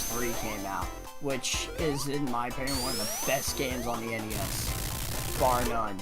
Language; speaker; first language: English; native; English